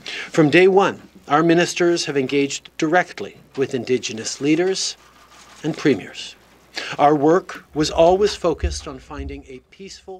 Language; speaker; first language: English; early bilingual, other home language; French